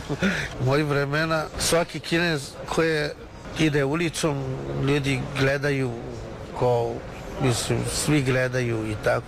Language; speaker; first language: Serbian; non-native, fluent; Chinese